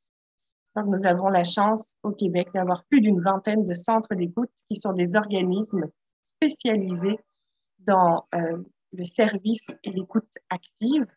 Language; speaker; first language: French; native; French